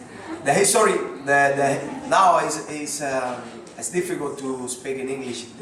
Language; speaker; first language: English; non-native, learner; Spanish